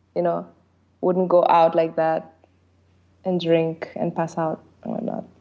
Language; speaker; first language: English; early bilingual, other home language; French